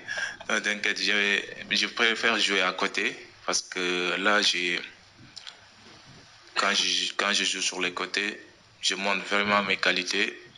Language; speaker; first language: French; non-native, local second language; Wolof